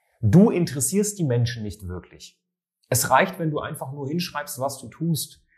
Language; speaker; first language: German; native; German